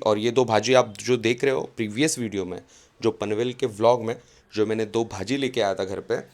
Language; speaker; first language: Hindi; non-native, local second language; Marathi